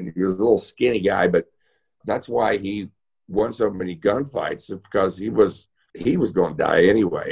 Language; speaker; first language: English; native; English